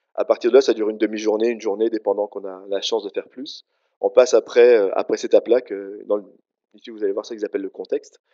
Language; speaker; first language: French; native; French